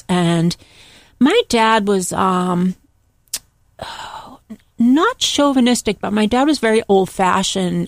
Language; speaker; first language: English; native; English